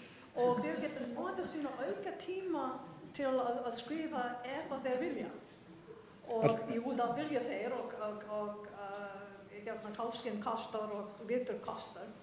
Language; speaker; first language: Icelandic; non-native, fluent; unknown